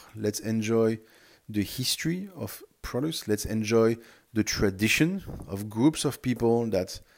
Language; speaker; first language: English; non-native, fluent; French